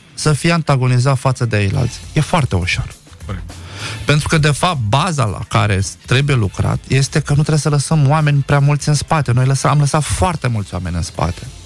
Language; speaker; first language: Romanian; non-native, local second language; Romany